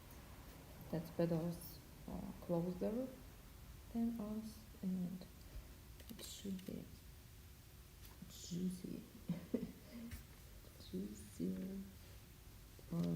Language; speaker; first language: English; non-native, learner; Russian